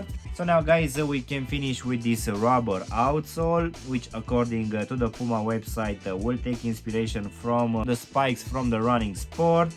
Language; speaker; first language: English; non-native, fluent; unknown